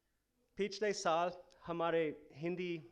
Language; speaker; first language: Hindi; non-native, fluent; English